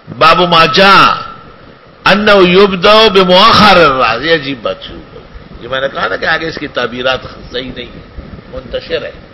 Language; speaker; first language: Urdu; non-native, local second language; Pashto